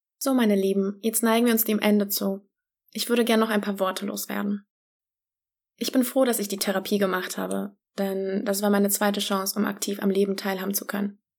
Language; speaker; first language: German; early bilingual, other home language; Polish